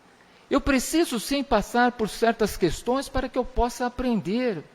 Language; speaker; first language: Portuguese; native; Portuguese